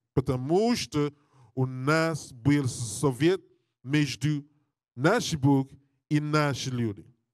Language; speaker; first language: Russian; non-native, learner; English